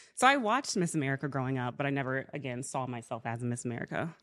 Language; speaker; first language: English; native; English